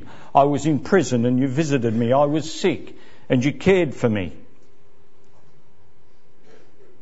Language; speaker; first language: English; native; English